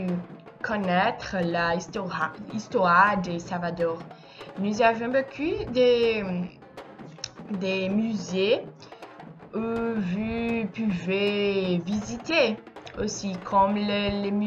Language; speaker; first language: French; non-native, learner; Portuguese